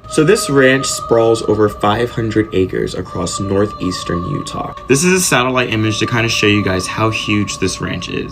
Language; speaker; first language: English; native; English